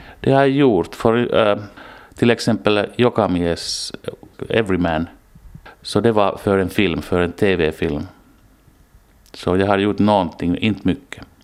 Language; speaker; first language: Swedish; non-native, local second language; Finnish